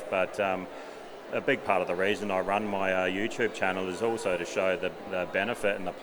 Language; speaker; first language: English; native; English